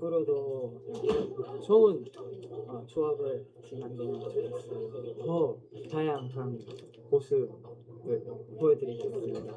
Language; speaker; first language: Korean; non-native, fluent; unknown